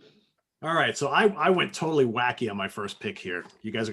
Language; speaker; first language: English; native; English